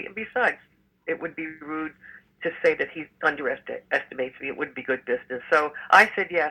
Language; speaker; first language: English; native; English